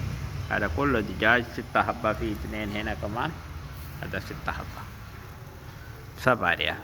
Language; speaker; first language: Arabic; non-native, learner; Urdu